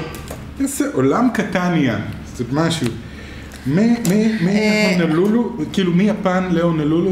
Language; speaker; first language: Hebrew; native; Hebrew